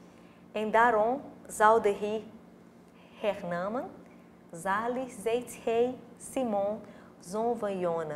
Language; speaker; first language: Dutch; non-native, fluent; Portuguese